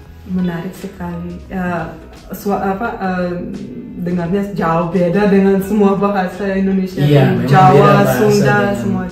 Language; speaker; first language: Indonesian; non-native, fluent; Russian